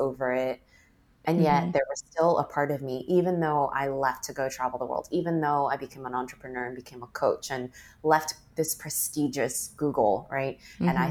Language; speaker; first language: English; native; English